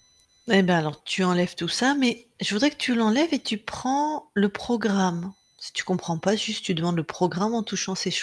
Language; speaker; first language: French; native; French